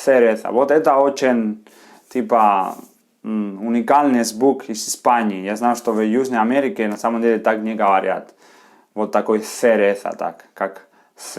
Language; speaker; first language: Russian; non-native, fluent; Spanish